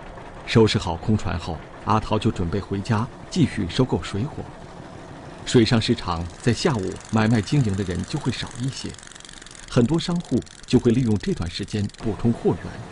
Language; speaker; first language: Chinese; native; Chinese